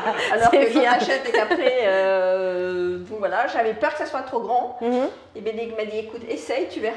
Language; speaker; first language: French; native; French